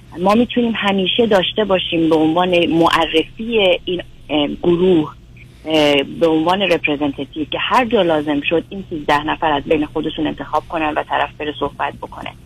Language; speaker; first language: Persian; native; Persian